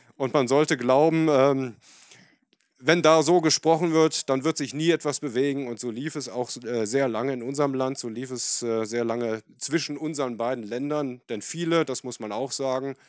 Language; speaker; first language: German; native; German